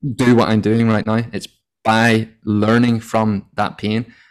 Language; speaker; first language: English; native; English